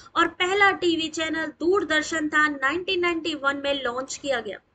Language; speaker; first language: Hindi; native; Hindi